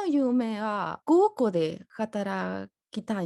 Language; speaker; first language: Japanese; non-native, learner; Spanish